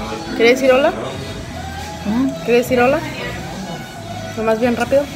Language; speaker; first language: Spanish; early bilingual, heritage; Spanish